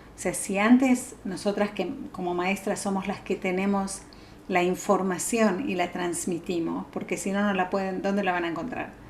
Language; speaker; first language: Spanish; native; Spanish